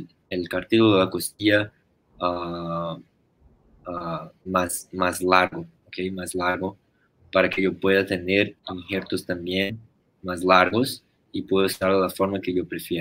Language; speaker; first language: Spanish; non-native, fluent; Portuguese